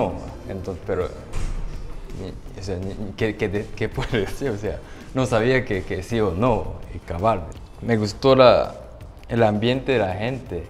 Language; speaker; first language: Spanish; non-native, fluent; Japanese